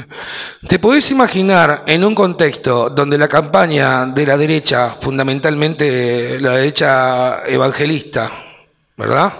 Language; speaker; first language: Spanish; native; Spanish